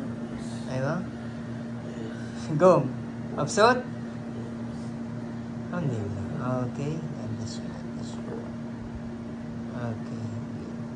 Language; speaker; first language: Arabic; non-native, learner; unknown